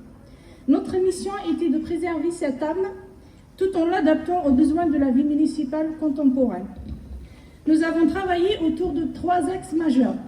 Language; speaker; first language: French; native; French